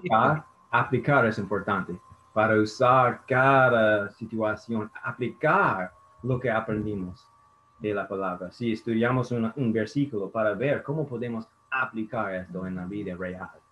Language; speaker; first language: Spanish; non-native, fluent; English